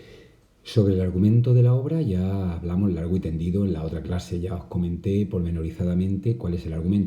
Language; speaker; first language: Spanish; native; Spanish